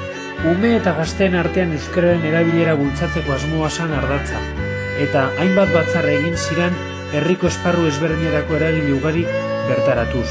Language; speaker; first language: Basque; native; Basque